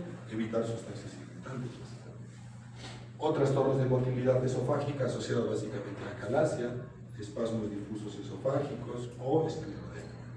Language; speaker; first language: Spanish; native; Spanish